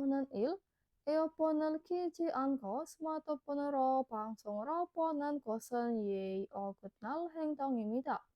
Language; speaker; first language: Korean; non-native, learner; Indonesian